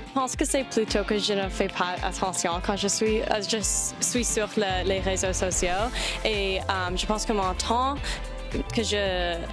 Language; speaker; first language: French; non-native, learner; English